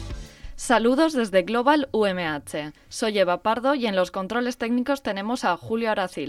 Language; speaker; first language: Spanish; native; Spanish